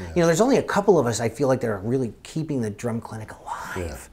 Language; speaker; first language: English; native; English